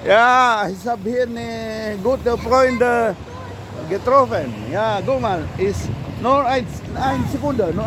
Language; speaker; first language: German; non-native, learner; Filipino